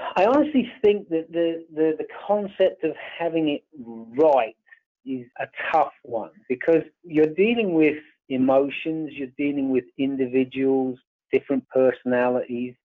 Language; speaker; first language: English; native; English